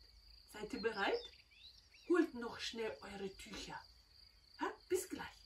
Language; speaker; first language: German; non-native, fluent; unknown